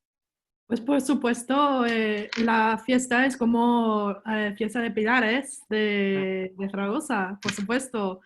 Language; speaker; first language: Spanish; non-native, learner; English